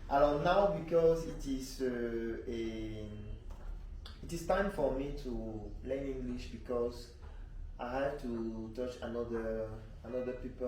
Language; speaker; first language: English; non-native, learner; French